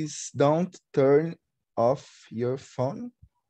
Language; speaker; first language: English; non-native, learner; Portuguese